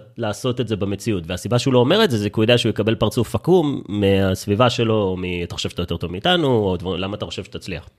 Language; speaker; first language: Hebrew; native; Hebrew